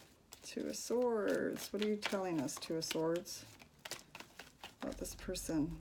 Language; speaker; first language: English; native; English